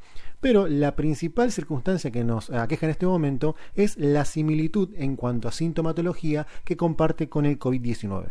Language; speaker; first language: Spanish; native; Spanish